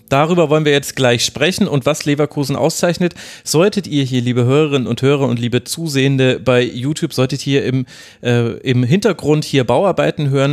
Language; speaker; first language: German; native; German